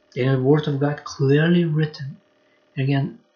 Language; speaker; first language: English; non-native, fluent; Lithuanian